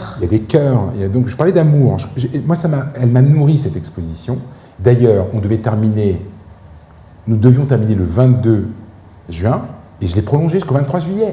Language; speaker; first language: French; native; French